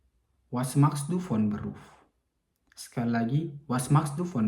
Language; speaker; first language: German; non-native, learner; Indonesian